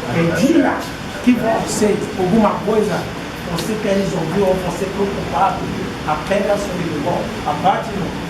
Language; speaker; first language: Portuguese; non-native, fluent; Yoruba